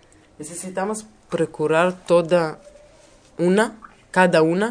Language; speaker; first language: Spanish; non-native, learner; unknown